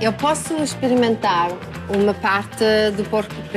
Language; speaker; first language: Portuguese; non-native, learner; French